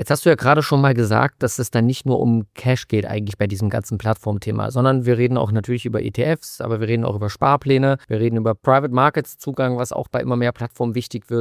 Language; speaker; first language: German; native; German